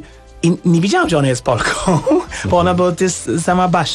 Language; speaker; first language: Polish; non-native, fluent; English